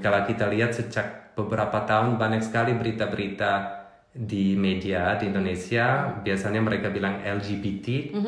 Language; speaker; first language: Indonesian; non-native, fluent; German